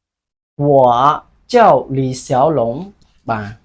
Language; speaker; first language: Chinese; non-native, fluent; Khmer